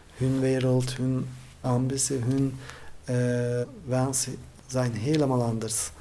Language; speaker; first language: Dutch; non-native, learner; Turkish